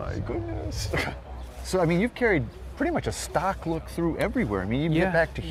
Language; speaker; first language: English; native; English